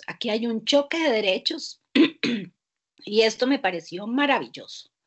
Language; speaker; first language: Spanish; native; Spanish